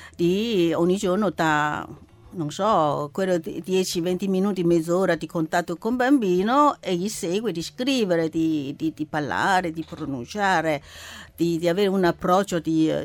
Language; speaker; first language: Italian; non-native, learner; Chinese